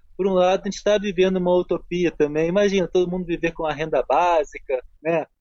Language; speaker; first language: Portuguese; native; Portuguese